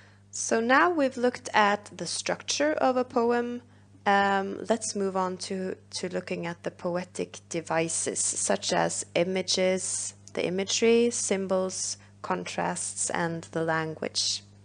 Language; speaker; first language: English; non-native, fluent; Norwegian